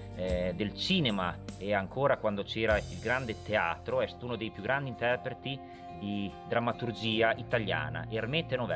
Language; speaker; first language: Italian; native; Italian